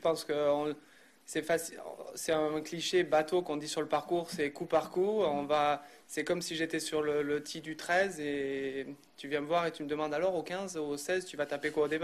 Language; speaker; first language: French; native; French